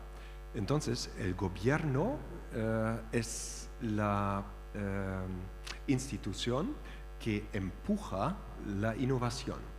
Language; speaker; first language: Spanish; non-native, fluent; German